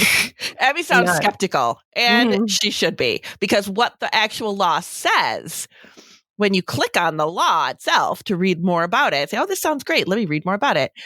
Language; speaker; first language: English; native; English